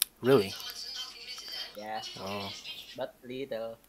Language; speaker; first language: English; non-native, learner; Indonesian